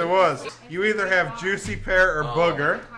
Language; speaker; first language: English; native; English